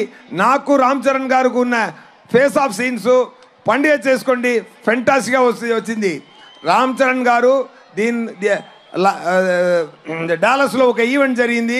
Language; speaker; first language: Telugu; non-native, learner; Tamil